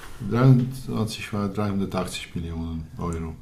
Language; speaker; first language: German; non-native, learner; Hungarian